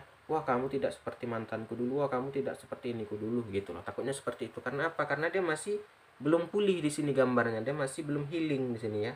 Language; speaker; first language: Indonesian; native; Indonesian